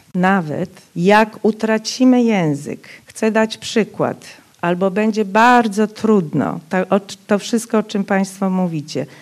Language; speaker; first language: Polish; non-native, local second language; Rusyn